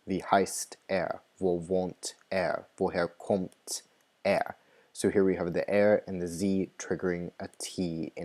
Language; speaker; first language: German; non-native, fluent; English